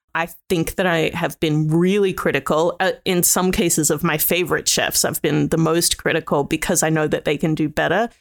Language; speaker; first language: English; native; English